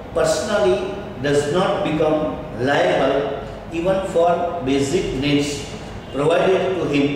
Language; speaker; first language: English; non-native, local second language; Gujarati